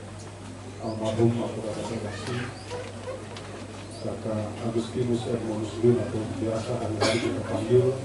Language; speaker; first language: Indonesian; native; Indonesian